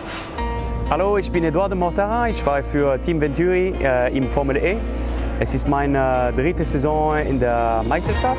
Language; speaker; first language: German; non-native, local second language; French